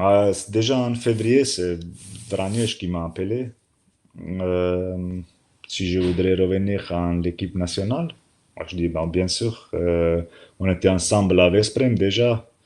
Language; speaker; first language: French; non-native, learner; Slovenian